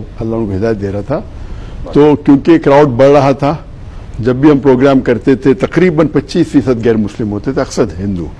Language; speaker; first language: Urdu; non-native, local second language; Konkani